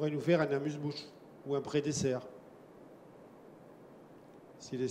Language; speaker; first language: French; native; French